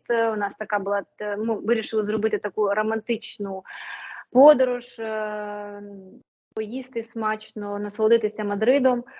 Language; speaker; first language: Ukrainian; non-native, local second language; Russian